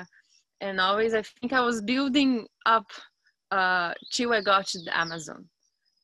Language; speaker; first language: English; non-native, fluent; Portuguese